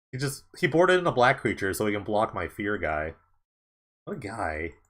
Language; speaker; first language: English; native; English